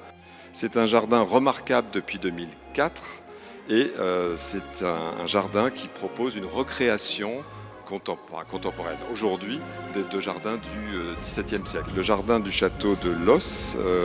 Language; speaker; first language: French; native; French